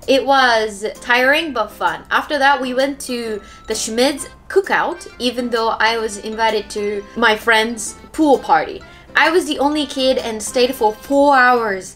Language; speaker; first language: English; non-native, fluent; Japanese